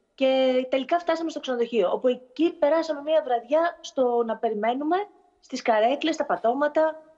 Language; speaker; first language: Greek; native; Greek